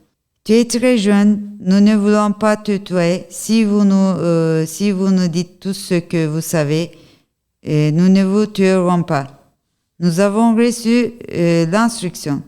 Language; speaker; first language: French; non-native, learner; Turkish